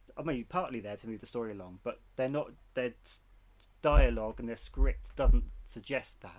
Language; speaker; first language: English; native; English